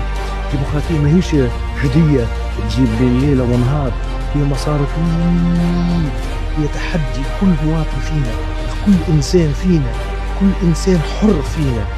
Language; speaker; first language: Arabic; native; Arabic